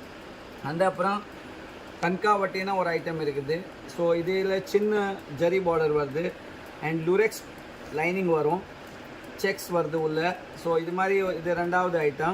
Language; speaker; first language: Tamil; non-native, fluent; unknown